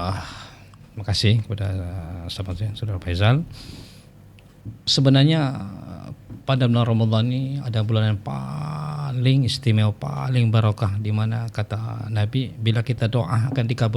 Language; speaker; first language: Malay; native; Malay